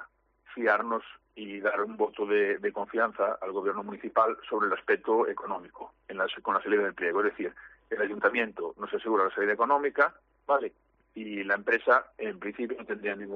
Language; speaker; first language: Spanish; native; Spanish